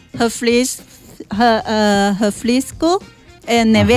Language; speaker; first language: Spanish; non-native, learner; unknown